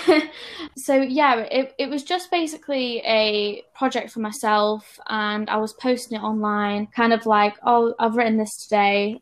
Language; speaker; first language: English; native; English